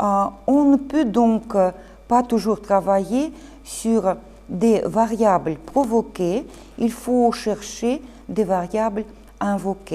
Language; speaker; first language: French; non-native, fluent; Russian